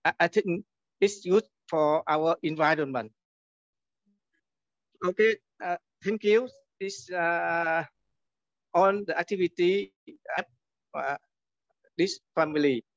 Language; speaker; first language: English; non-native, learner; Vietnamese